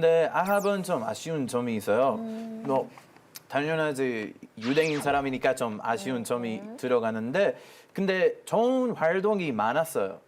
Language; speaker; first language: Korean; non-native, fluent; Hebrew